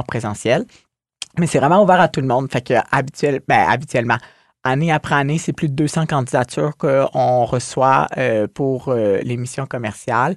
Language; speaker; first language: French; native; French